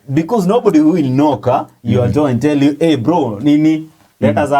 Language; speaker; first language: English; non-native, local second language; Swahili